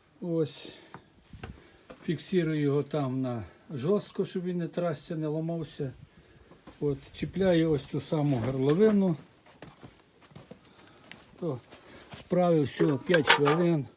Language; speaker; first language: Ukrainian; native; Ukrainian